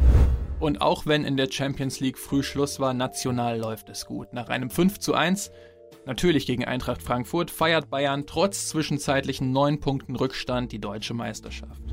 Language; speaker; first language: German; native; German